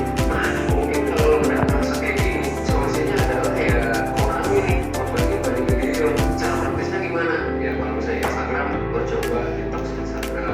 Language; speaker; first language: Indonesian; native; Indonesian